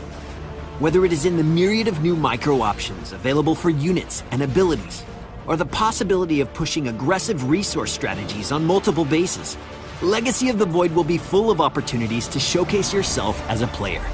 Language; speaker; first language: English; native; English